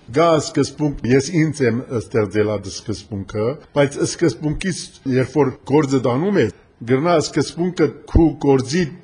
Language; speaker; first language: Armenian; early bilingual, heritage; Armenian